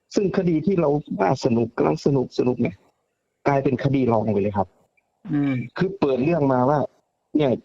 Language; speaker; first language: Thai; native; Thai